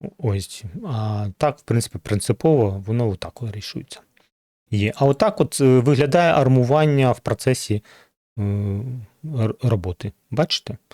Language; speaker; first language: Ukrainian; non-native, local second language; Russian